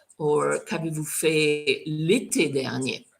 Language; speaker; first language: French; non-native, fluent; English